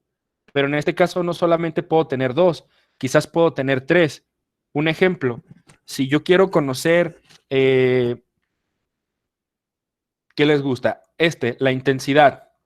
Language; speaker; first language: Spanish; native; Spanish